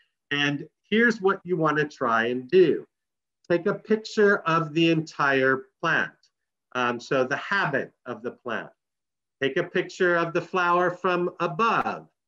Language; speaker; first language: English; native; English